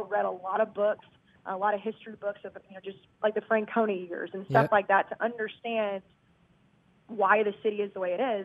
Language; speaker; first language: English; native; English